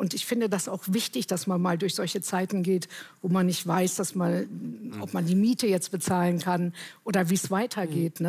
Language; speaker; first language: German; native; German